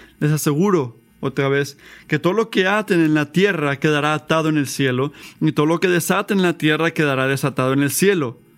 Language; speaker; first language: Spanish; non-native, fluent; English